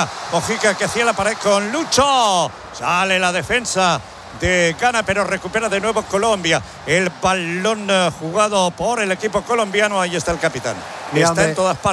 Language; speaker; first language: Spanish; native; Spanish